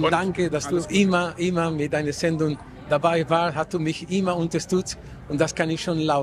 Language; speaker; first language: German; non-native, fluent; Spanish